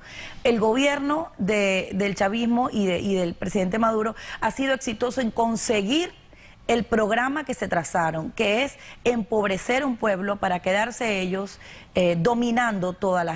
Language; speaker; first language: Spanish; native; Spanish